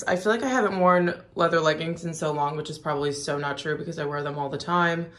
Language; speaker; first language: English; native; English